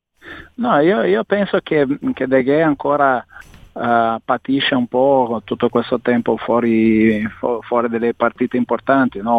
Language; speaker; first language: Italian; non-native, fluent; Portuguese